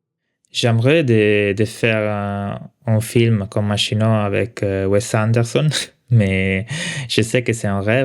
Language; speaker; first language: French; non-native, local second language; Italian